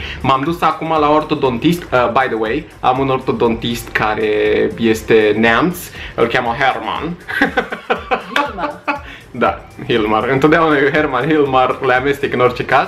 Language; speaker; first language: Romanian; native; Romanian